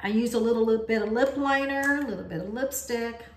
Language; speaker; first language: English; native; English